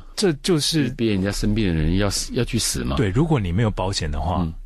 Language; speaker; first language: Chinese; native; Chinese